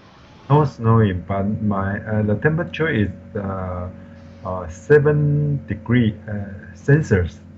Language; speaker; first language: English; non-native, learner; Chinese